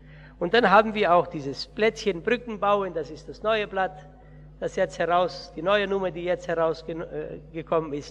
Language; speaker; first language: German; early bilingual, heritage; Portuguese